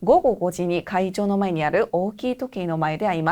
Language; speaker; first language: Japanese; non-native, fluent; Korean